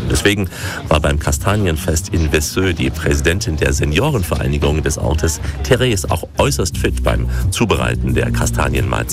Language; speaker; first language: German; native; German